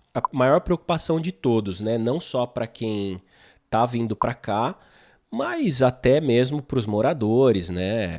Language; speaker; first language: Portuguese; native; Portuguese